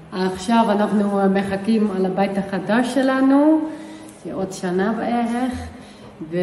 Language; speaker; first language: Hebrew; non-native, fluent; Dutch